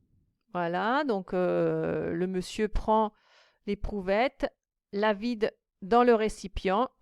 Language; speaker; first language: French; native; French